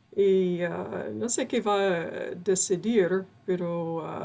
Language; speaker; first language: Spanish; non-native, fluent; English